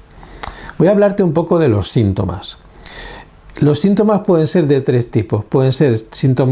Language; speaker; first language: Spanish; native; Spanish